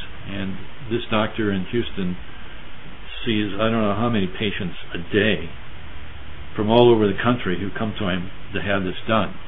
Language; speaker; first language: English; native; English